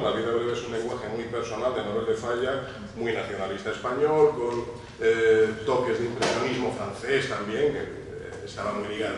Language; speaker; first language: Spanish; native; Spanish